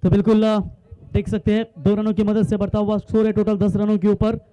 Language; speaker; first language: Hindi; non-native, local second language; Marathi